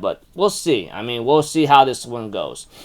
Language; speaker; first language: English; native; English